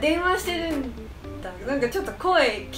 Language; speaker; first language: Japanese; non-native, fluent; Chinese